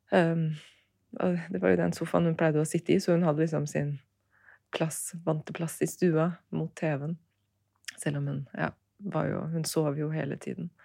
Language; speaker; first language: Norwegian; early bilingual, other home language; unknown